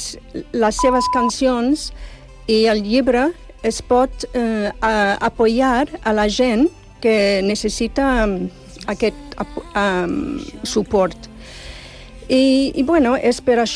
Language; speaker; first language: Catalan; non-native, fluent; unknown